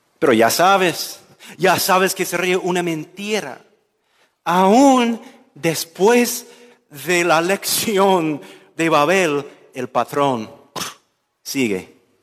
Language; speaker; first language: Spanish; non-native, fluent; English